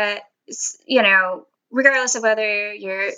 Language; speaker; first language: English; early bilingual, other home language; Spanish